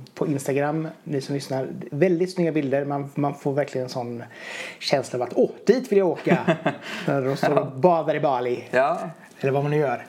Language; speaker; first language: Swedish; native; Swedish